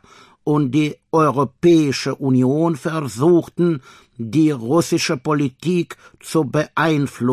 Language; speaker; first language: German; non-native, learner; Russian